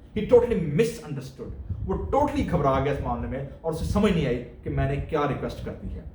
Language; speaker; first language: Urdu; non-native, local second language; Punjabi